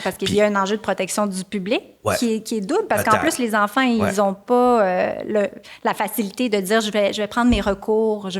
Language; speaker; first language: French; native; French